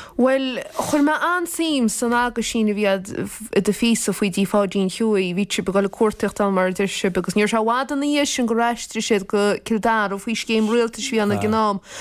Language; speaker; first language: Irish; native; Irish